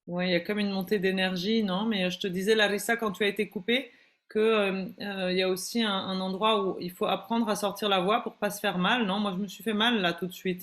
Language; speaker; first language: French; native; French